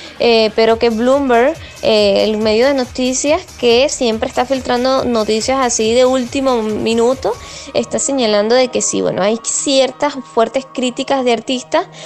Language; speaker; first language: Spanish; native; Spanish